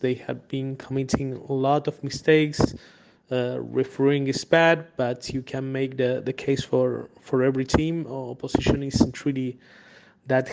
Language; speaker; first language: English; non-native, fluent; Spanish